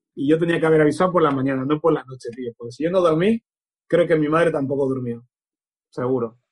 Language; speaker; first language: Spanish; native; Spanish